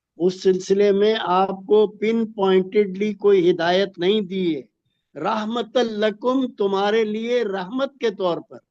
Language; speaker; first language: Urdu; non-native, local second language; Punjabi